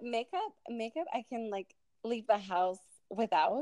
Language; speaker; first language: English; early bilingual, other home language; Spanish